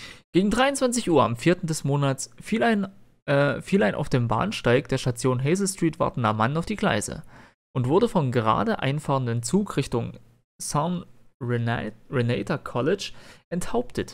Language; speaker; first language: German; native; German